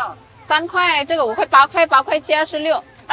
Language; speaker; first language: Chinese; non-native, fluent; Indonesian